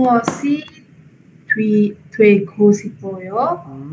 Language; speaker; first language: Korean; non-native, learner; Indonesian